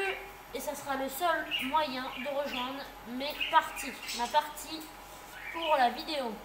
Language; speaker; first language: French; native; French